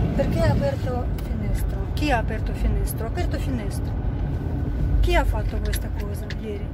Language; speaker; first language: Italian; non-native, learner; Russian